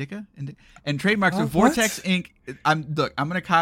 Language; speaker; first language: English; native; English